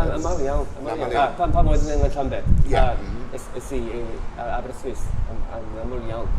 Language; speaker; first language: Welsh; non-native, learner; Japanese